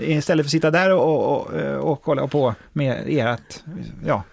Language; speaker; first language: Swedish; native; Swedish